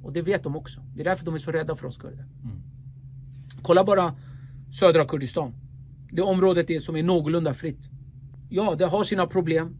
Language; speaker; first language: Swedish; early bilingual, other home language; Kurdish